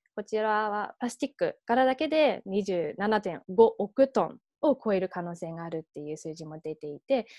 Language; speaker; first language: Japanese; early bilingual, heritage; Japanese